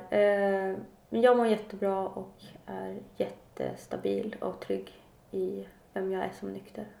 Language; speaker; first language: Swedish; native; Swedish